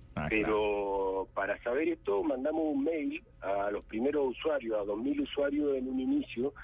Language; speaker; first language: Spanish; native; Spanish